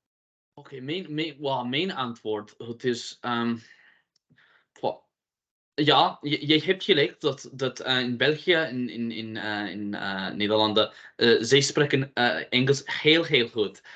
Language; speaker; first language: Dutch; non-native, learner; English